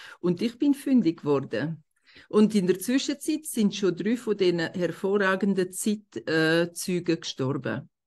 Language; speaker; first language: German; non-native, local second language; Romansh